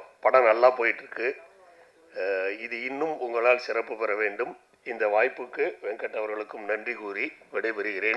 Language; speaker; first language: Tamil; native; Tamil